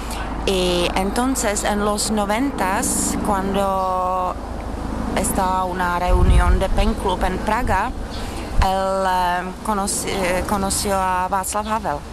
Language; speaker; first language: Spanish; non-native, learner; Czech